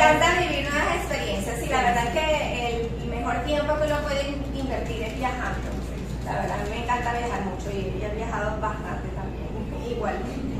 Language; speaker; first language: Spanish; native; Spanish